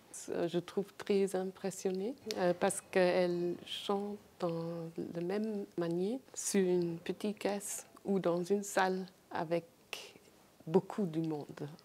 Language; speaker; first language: French; non-native, fluent; German